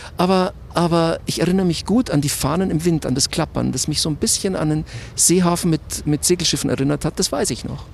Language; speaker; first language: German; native; German